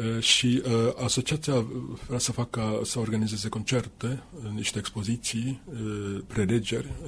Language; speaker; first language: Romanian; non-native, fluent; Finnish